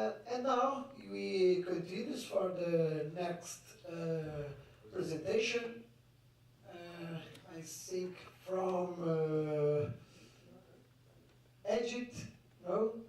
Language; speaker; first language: English; non-native, fluent; Portuguese